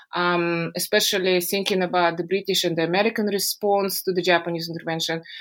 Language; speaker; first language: English; non-native, fluent; Russian